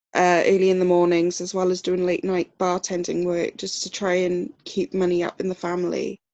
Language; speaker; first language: English; native; English